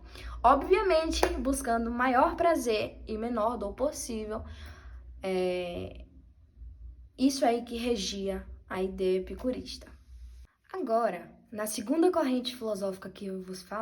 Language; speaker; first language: Portuguese; native; Portuguese